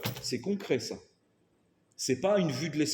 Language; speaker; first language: French; native; French